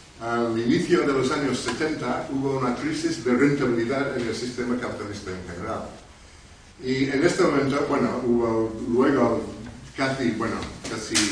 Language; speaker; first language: Spanish; non-native, fluent; English